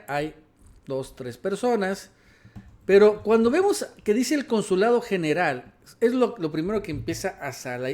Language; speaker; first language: Spanish; native; Spanish